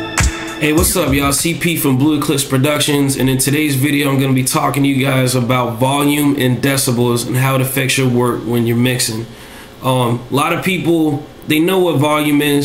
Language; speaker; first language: English; native; English